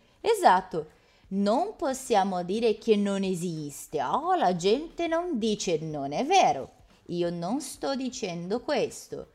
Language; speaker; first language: Italian; native; Italian